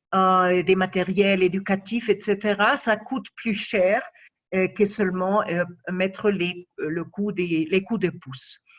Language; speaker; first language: French; non-native, fluent; Spanish